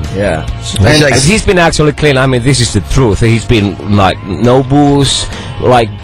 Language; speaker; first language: English; non-native, fluent; Finnish